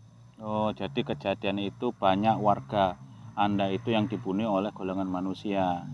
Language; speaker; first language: Indonesian; native; Indonesian